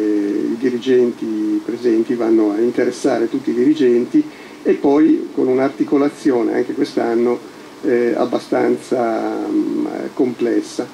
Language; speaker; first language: Italian; native; Italian